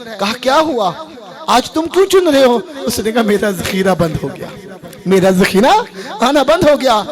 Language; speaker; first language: Urdu; non-native, local second language; Punjabi